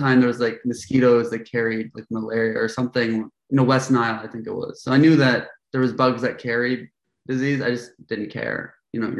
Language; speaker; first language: English; native; English